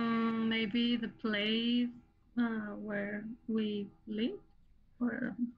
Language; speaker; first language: English; non-native, learner; Spanish